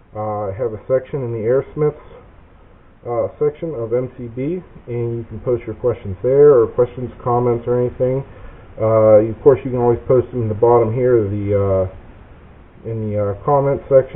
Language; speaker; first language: English; native; English